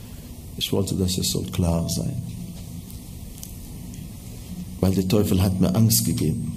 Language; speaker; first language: German; non-native, fluent; Hebrew